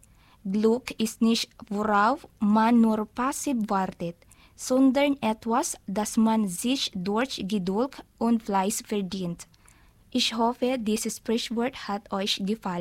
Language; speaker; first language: German; non-native, learner; Filipino